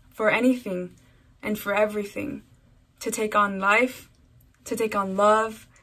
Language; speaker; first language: English; early bilingual, other home language; Spanish